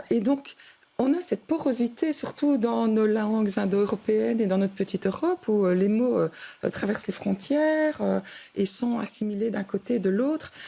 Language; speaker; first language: French; native; French